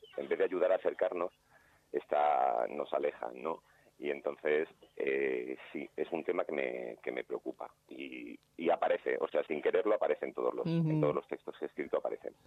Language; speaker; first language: Spanish; native; Spanish